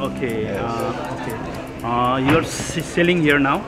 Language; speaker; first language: English; non-native, learner; Nepali